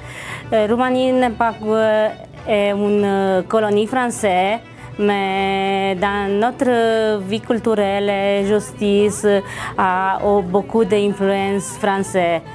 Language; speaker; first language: French; non-native, learner; Romanian